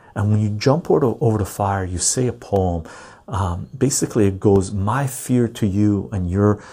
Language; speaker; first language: English; early bilingual, other home language; Persian